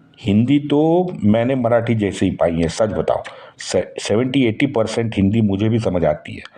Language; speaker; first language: Hindi; non-native, local second language; Marathi